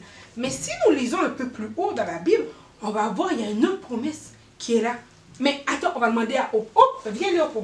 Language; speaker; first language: French; native; French